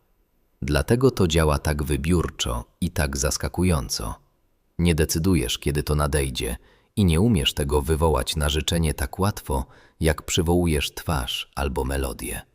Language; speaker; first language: Polish; native; Polish